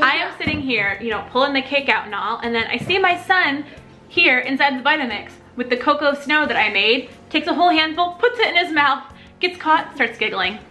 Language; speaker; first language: English; native; English